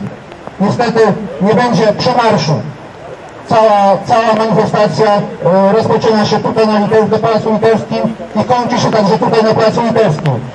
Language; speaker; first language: Polish; native; Polish